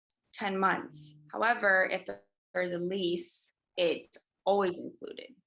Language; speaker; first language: English; native; English